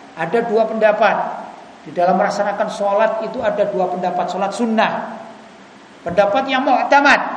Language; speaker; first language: Indonesian; native; Indonesian